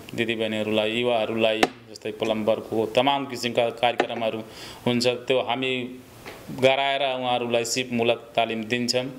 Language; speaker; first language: Nepali; non-native, local second language; Bhojpuri